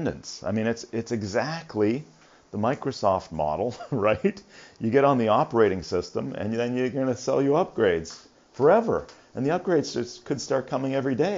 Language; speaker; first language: English; native; English